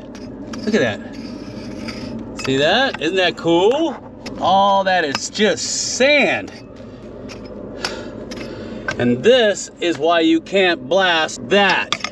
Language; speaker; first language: English; native; English